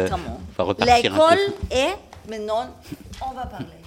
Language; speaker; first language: French; non-native, learner; Spanish